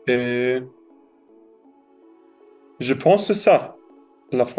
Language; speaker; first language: French; non-native, learner; German